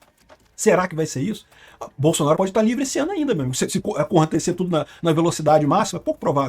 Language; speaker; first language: Portuguese; native; Portuguese